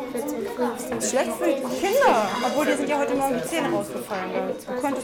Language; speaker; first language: German; native; German